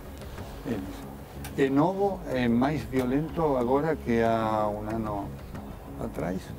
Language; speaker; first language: Portuguese; non-native, fluent; Spanish